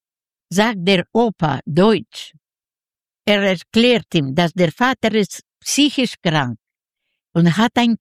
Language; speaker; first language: German; non-native, learner; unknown